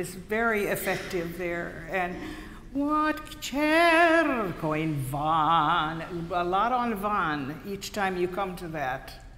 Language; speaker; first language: English; native; English